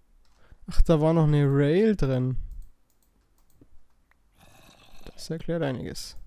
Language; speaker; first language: German; native; German